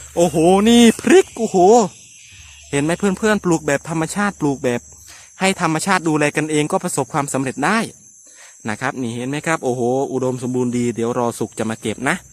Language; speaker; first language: Thai; native; Thai